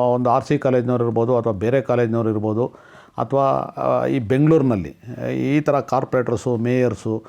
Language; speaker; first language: Kannada; non-native, local second language; Telugu